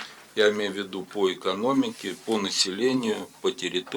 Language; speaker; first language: Russian; native; Russian